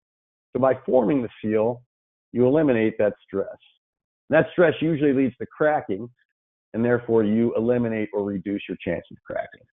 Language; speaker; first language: English; native; English